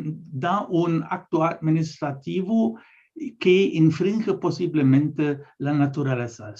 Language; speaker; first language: Spanish; non-native, fluent; German